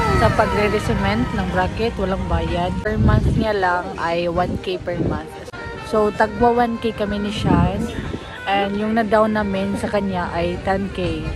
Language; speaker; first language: Filipino; non-native, local second language; Cebuano